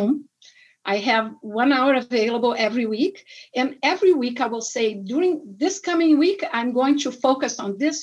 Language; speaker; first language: English; non-native, fluent; Portuguese